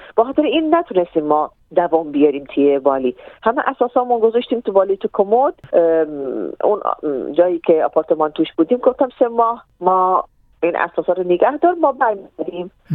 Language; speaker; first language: Persian; non-native, fluent; Arabic